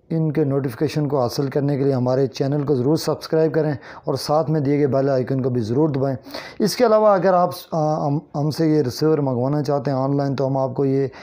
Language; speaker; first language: Urdu; non-native, local second language; Kashmiri